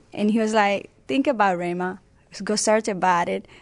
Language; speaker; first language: English; non-native, local second language; Nepali